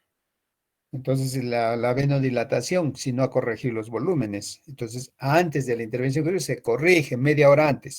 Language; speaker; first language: Spanish; native; Spanish